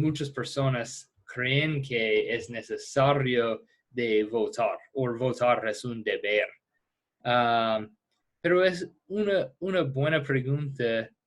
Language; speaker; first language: Spanish; non-native, fluent; English